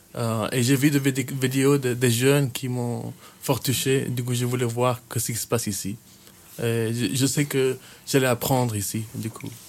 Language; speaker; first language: French; early bilingual, heritage; French